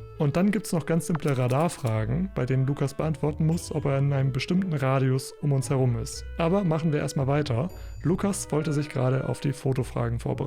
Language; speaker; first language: German; native; German